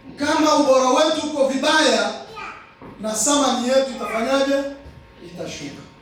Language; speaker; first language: Swahili; non-native, local second language; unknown